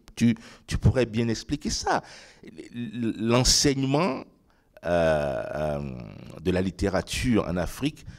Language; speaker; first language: French; non-native, local second language; Ewe